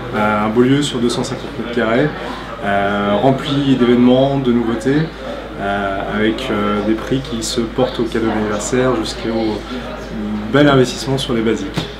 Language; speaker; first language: French; native; French